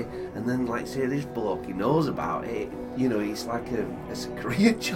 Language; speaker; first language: English; native; English